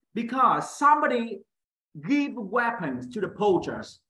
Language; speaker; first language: English; non-native, fluent; Vietnamese